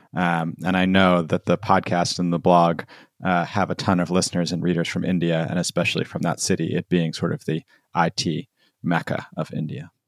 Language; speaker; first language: English; native; English